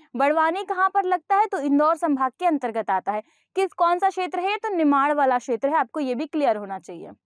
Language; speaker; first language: Hindi; native; Hindi